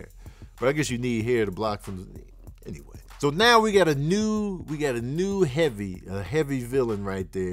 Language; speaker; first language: English; native; English